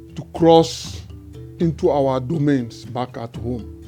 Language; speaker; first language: English; non-native, local second language; Ewe